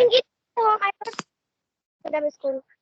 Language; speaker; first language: English; non-native, learner; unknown